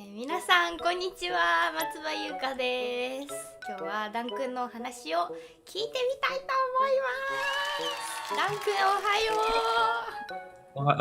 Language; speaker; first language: Japanese; native; Japanese